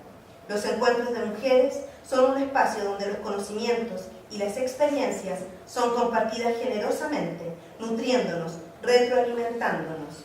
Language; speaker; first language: Spanish; native; Spanish